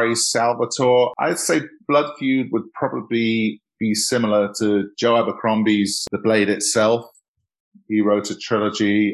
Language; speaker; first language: English; native; English